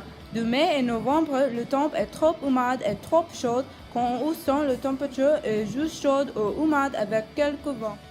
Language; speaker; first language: French; non-native, learner; English